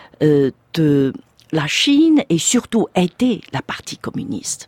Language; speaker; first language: French; non-native, fluent; Chinese